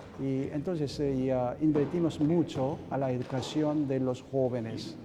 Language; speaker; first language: Spanish; non-native, learner; Korean